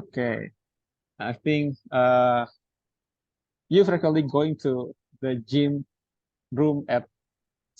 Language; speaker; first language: English; non-native, fluent; Indonesian